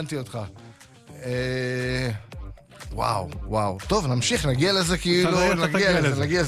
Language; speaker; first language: Hebrew; native; Hebrew